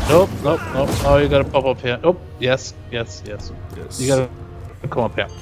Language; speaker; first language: English; non-native, fluent; Norwegian